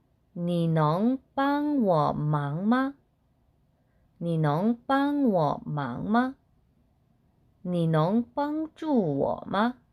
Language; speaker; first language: Chinese; non-native, fluent; Korean